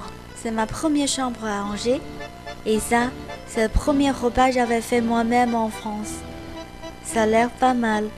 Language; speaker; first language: French; non-native, fluent; Chinese